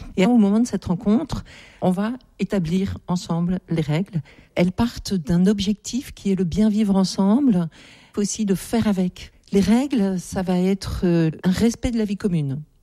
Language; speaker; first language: French; native; French